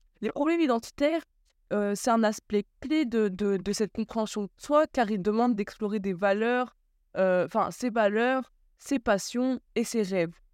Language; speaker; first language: French; early bilingual, other home language; Bambara